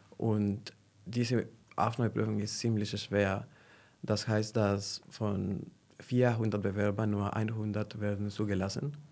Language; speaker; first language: German; non-native, fluent; Spanish